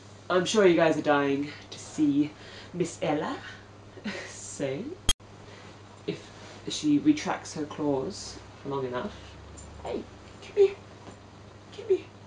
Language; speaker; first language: English; native; English